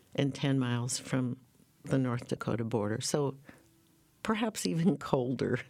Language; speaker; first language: English; native; English